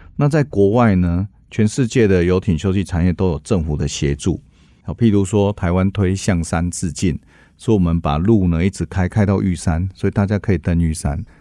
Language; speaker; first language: Chinese; native; Chinese